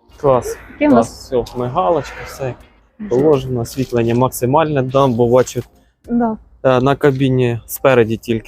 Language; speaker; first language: Ukrainian; native; Ukrainian